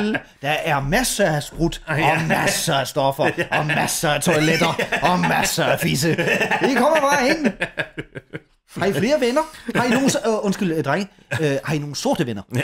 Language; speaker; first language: Danish; native; Danish